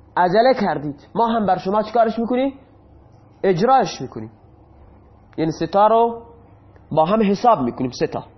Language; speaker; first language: Persian; non-native, local second language; Baluchi